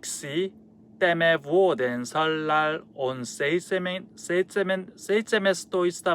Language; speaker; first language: Finnish; non-native, learner; Korean